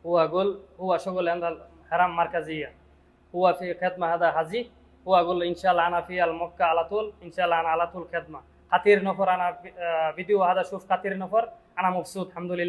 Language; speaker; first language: Arabic; non-native, learner; Bangla